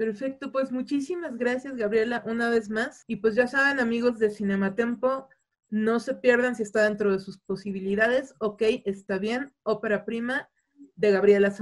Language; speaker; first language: Spanish; native; Spanish